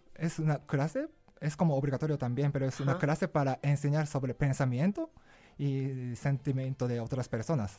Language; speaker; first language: Spanish; non-native, learner; Japanese